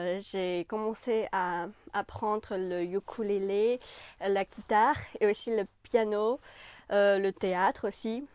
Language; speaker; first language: French; non-native, fluent; Chinese